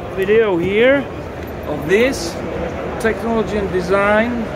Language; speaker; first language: English; non-native, learner; Czech